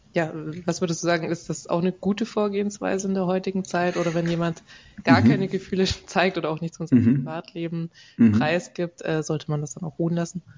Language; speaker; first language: German; native; German